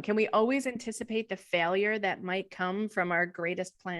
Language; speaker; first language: English; native; English